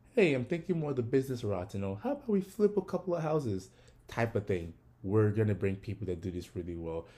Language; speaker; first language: English; non-native, local second language; Yoruba